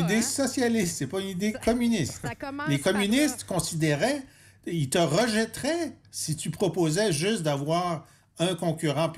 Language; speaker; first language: French; native; French